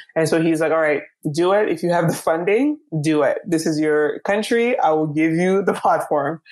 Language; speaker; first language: English; early bilingual, other home language; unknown